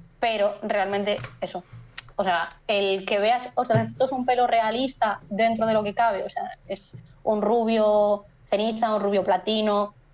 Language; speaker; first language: Spanish; native; Spanish